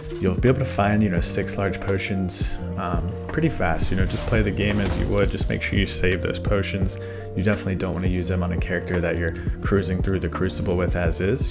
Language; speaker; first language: English; native; English